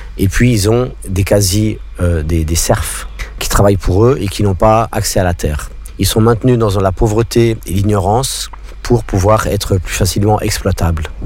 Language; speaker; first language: French; non-native, local second language; English